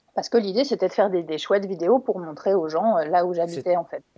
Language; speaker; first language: French; native; French